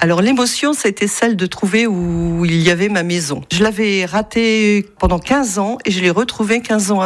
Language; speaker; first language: French; native; French